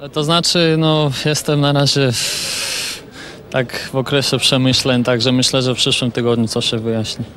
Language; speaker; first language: Polish; non-native, fluent; Georgian